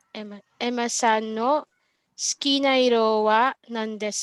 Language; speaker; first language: Japanese; non-native, learner; Filipino